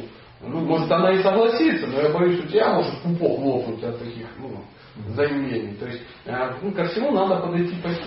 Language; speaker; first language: Russian; native; Russian